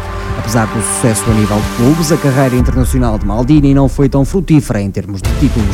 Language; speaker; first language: Portuguese; native; Portuguese